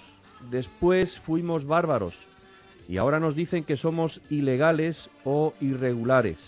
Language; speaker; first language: Spanish; native; Spanish